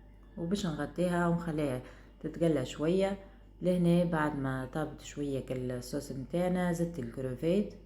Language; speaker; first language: Arabic; native; Arabic